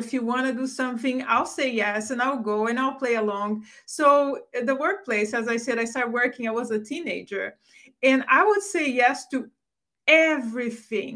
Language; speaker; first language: English; non-native, fluent; Portuguese